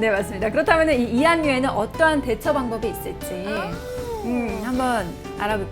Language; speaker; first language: Korean; native; Korean